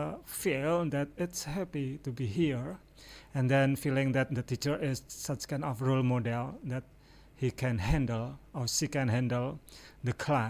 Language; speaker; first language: English; non-native, fluent; Indonesian